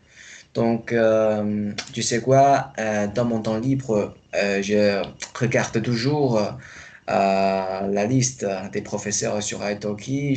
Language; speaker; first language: French; non-native, fluent; Chinese